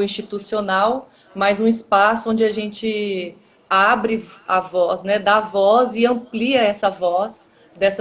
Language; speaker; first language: Portuguese; native; Portuguese